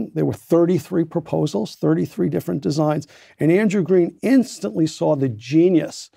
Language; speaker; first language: English; native; English